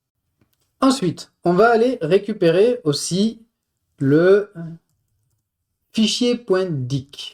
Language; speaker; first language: French; native; French